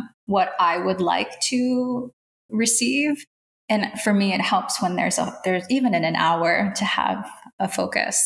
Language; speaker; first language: English; native; English